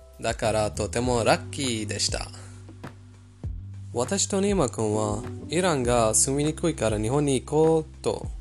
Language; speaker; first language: Japanese; non-native, fluent; Persian